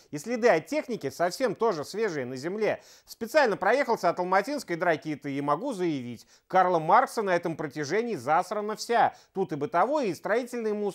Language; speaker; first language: Russian; native; Russian